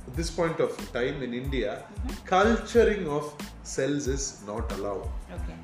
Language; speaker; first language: English; non-native, local second language; Tamil